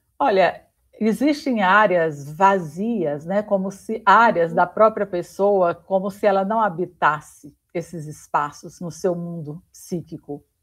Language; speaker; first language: Portuguese; native; Portuguese